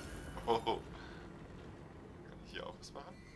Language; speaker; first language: German; native; German